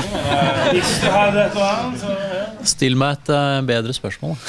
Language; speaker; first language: Norwegian; native; Norwegian